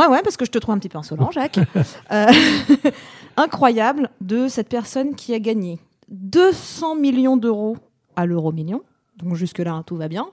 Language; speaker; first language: French; native; French